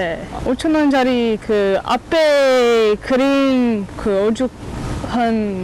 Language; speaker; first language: Korean; non-native, learner; English